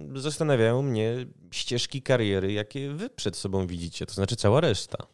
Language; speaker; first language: Polish; native; Polish